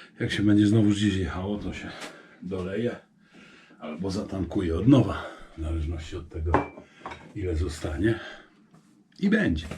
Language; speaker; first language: Polish; native; Polish